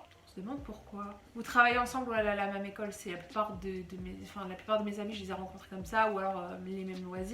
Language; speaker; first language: French; native; French